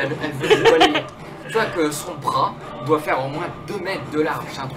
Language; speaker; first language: French; native; French